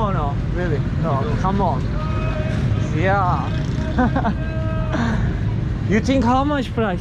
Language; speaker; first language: English; non-native, learner; Turkish